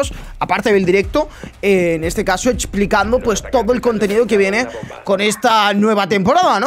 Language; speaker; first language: Spanish; native; Spanish